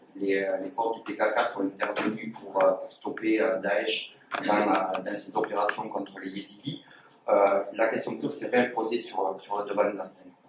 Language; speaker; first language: French; native; French